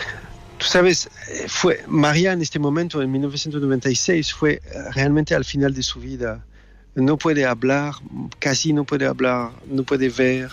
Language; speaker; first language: Spanish; non-native, fluent; French